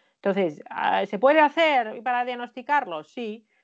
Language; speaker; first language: Spanish; non-native, fluent; Finnish